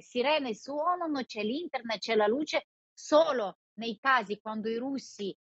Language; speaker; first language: Italian; non-native, fluent; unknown